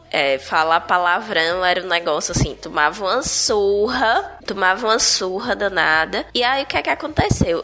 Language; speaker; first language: Portuguese; native; Portuguese